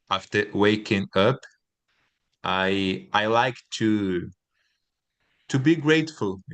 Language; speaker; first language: English; non-native, learner; Portuguese